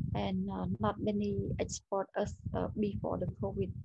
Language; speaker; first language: English; non-native, learner; Khmer